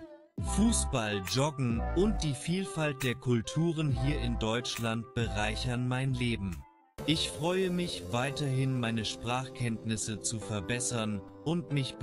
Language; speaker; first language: German; non-native, learner; Turkish